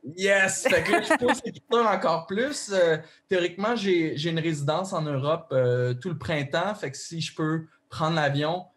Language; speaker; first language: French; native; French